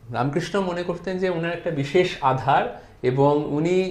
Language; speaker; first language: Bangla; native; Bangla